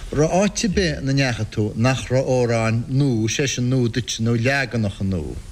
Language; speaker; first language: Irish; native; Irish